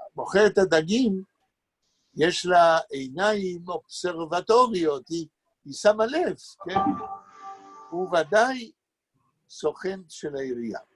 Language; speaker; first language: Hebrew; native; Hebrew